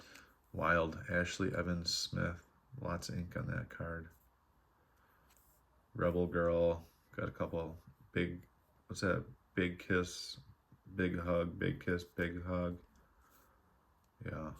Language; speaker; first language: English; native; English